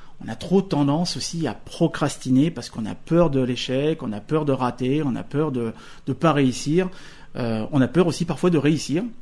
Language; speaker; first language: French; native; French